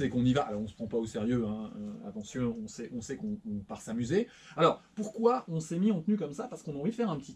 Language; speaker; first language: French; native; French